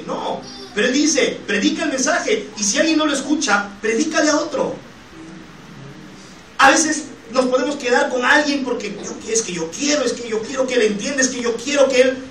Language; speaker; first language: Spanish; native; Spanish